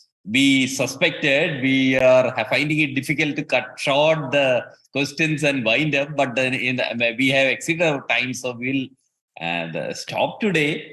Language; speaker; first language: English; non-native, local second language; Malayalam